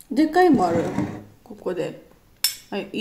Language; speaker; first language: Japanese; non-native, learner; Georgian